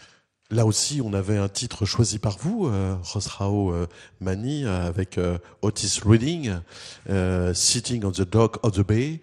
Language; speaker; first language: French; native; French